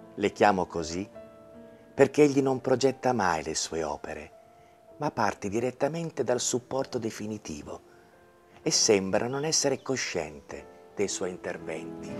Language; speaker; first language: Italian; native; Italian